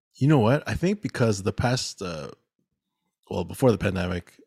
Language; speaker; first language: English; native; English